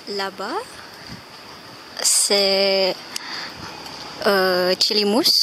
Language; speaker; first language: French; non-native, fluent; Indonesian